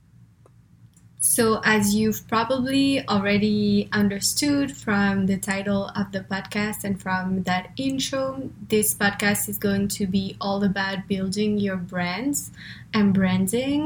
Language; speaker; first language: English; non-native, fluent; French